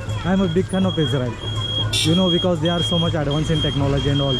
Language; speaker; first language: English; non-native, local second language; Hindi